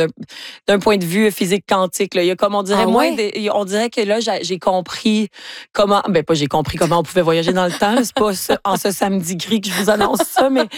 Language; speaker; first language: French; native; French